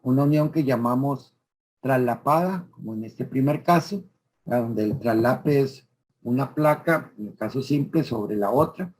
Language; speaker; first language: Spanish; native; Spanish